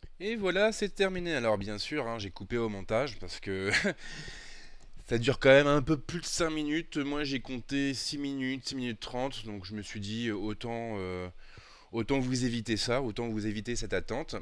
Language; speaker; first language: French; native; French